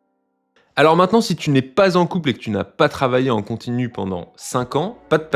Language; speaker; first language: French; native; French